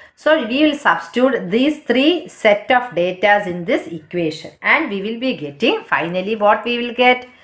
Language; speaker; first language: English; non-native, local second language; Malayalam